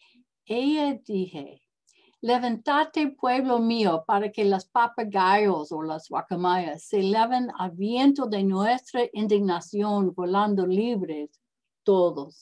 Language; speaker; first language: Spanish; non-native, learner; English